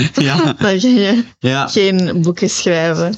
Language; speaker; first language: Dutch; non-native, learner; Filipino